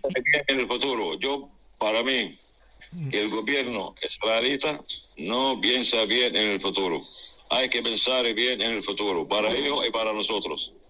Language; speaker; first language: Spanish; non-native, fluent; Arabic